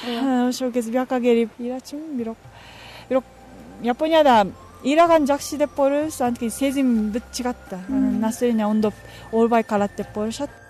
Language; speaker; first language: Kyrgyz; non-native, learner; Japanese